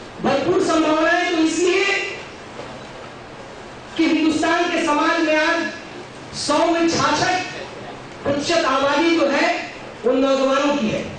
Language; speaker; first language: Hindi; native; Hindi